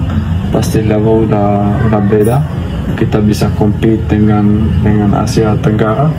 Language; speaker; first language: Indonesian; non-native, fluent; Korean